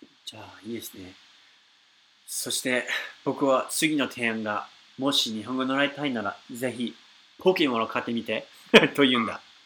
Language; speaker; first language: Japanese; non-native, fluent; English